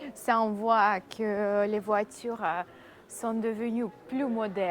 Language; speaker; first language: French; non-native, learner; Russian